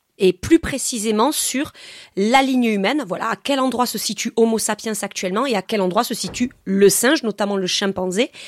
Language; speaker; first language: French; native; French